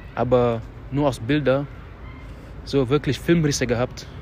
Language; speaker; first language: German; non-native, fluent; Wolof